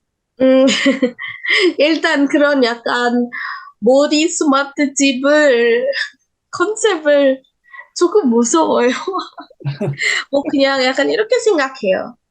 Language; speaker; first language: Korean; non-native, learner; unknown